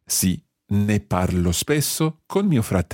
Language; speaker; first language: Italian; non-native, fluent; English